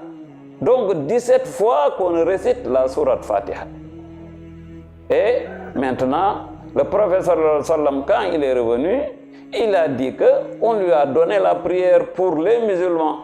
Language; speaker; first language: French; non-native, local second language; Wolof